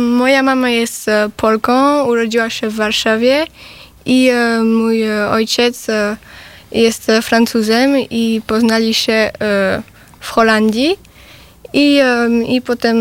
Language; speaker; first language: Polish; early bilingual, heritage; Polish